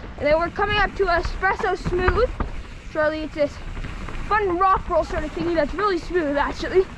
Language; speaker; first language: English; native; English